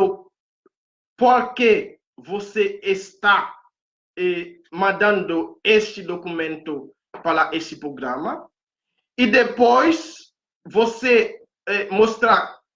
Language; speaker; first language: Portuguese; non-native, fluent; Haitian Creole